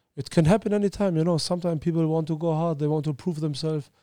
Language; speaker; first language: English; early bilingual, other home language; Albanian